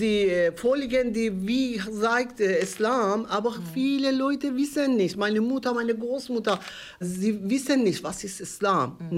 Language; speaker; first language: German; non-native, learner; Persian